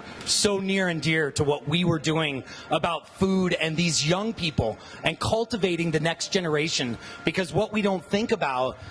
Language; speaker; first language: English; native; English